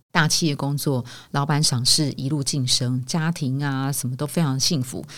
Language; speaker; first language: Chinese; native; Chinese